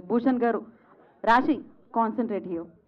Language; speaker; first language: Telugu; native; Telugu